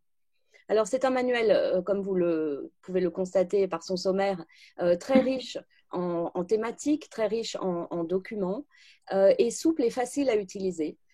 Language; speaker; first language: French; native; French